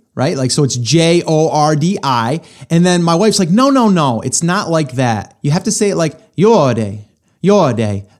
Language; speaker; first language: English; native; English